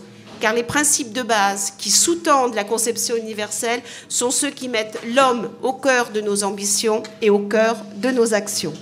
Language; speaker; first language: French; native; French